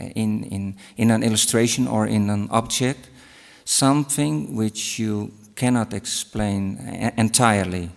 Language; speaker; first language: English; non-native, fluent; Western Frisian